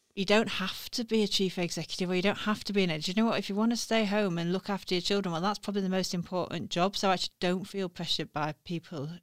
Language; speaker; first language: English; native; English